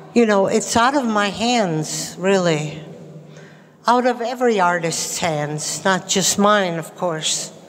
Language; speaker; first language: English; early bilingual, other home language; Latvian